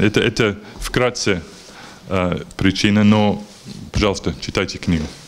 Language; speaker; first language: Russian; non-native, fluent; English